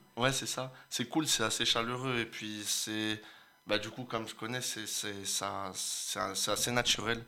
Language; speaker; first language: French; native; French